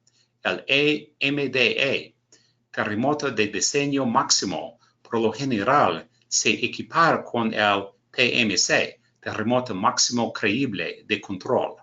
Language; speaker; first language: Spanish; non-native, learner; English